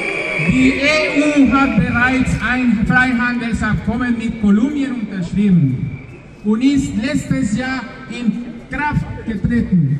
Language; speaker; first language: German; non-native, fluent; Spanish